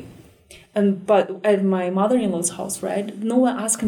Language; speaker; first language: English; non-native, fluent; Chinese